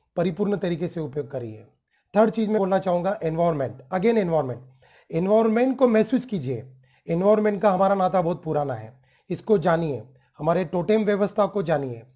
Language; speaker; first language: Hindi; non-native, local second language; Marathi